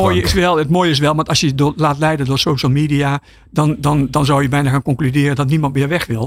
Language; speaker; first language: Dutch; native; Dutch